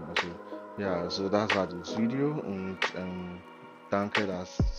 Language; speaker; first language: German; non-native, learner; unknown